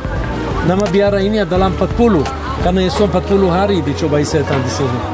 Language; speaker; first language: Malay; non-native, fluent; Hebrew